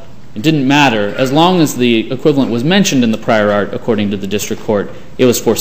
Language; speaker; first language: English; native; English